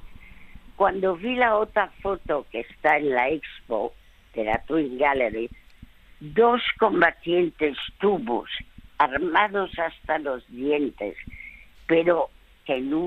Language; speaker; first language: Spanish; early bilingual, other home language; French